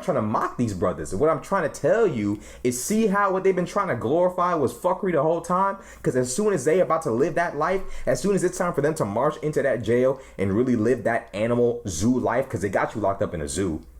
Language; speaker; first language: English; native; English